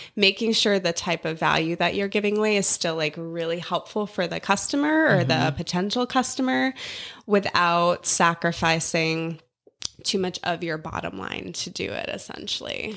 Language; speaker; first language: English; native; English